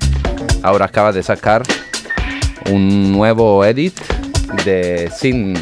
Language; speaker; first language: Spanish; non-native, fluent; Italian